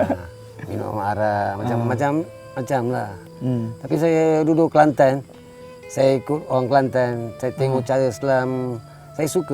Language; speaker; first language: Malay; non-native, local second language; Tamil